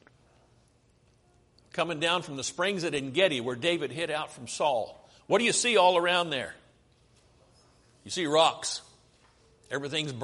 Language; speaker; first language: English; native; English